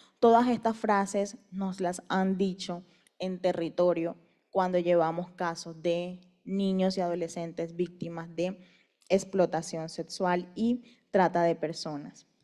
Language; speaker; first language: Spanish; native; Spanish